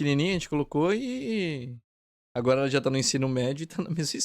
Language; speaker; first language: Portuguese; native; Portuguese